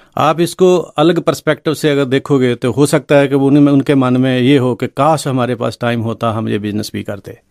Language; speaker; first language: Hindi; non-native, local second language; Punjabi